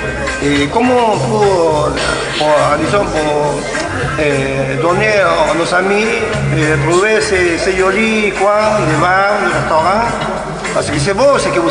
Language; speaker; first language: French; non-native, fluent; Spanish